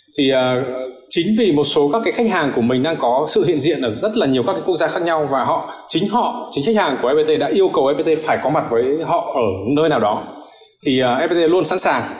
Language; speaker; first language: Vietnamese; early bilingual, heritage; Vietnamese